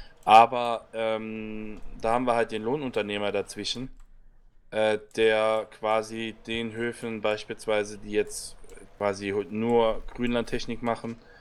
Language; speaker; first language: German; native; German